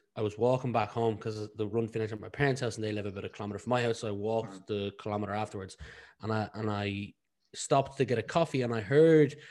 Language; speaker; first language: English; native; English